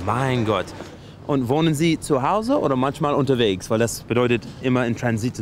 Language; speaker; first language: German; non-native, learner; English